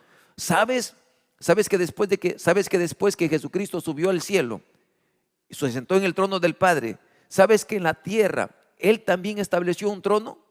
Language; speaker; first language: Spanish; native; Spanish